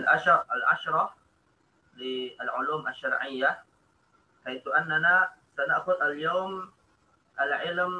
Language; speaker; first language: Arabic; non-native, fluent; Indonesian